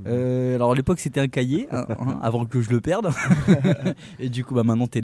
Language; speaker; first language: French; native; French